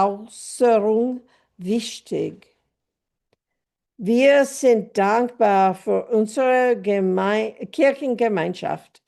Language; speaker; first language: German; non-native, fluent; English